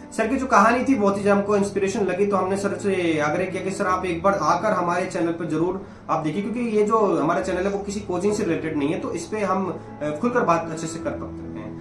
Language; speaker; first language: Hindi; native; Hindi